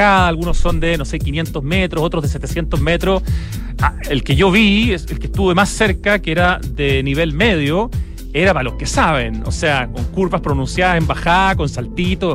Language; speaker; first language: Spanish; native; Spanish